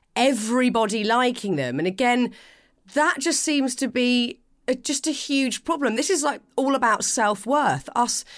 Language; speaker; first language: English; native; English